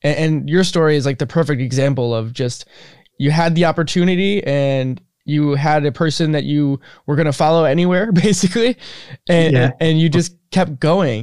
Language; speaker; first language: English; native; English